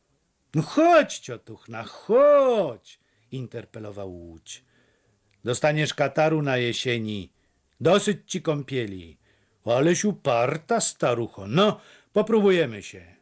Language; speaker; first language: Polish; native; Polish